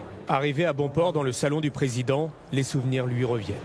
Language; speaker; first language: French; native; French